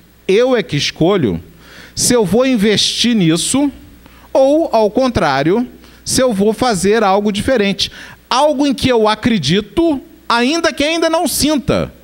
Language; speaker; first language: Portuguese; native; Portuguese